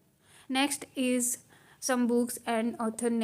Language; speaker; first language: English; non-native, local second language; Hindi